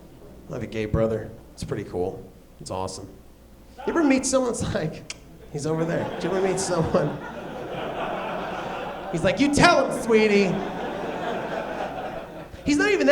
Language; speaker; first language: English; native; English